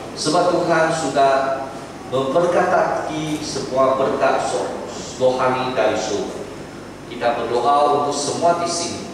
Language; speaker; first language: Malay; non-native, local second language; Chinese